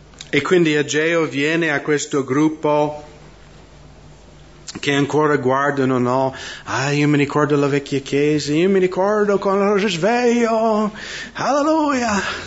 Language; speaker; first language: Italian; non-native, fluent; English